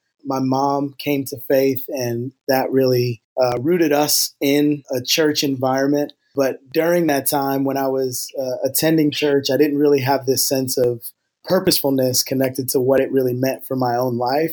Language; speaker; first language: English; native; English